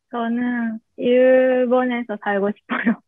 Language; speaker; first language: Korean; non-native, learner; Japanese